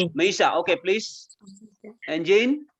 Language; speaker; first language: English; non-native, fluent; Indonesian